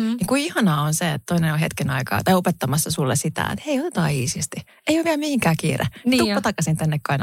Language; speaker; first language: Finnish; native; Finnish